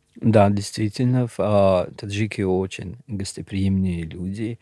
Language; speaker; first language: Russian; non-native, local second language; Shughni